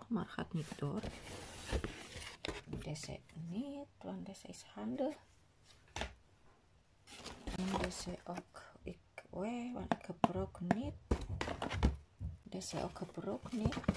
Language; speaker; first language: Dutch; non-native, learner; Indonesian